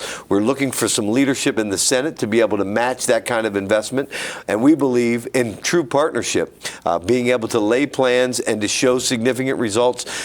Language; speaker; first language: English; native; English